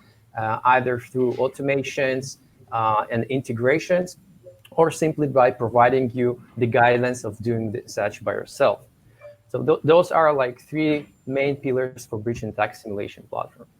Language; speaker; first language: English; non-native, fluent; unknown